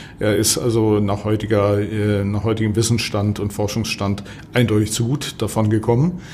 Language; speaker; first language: German; native; German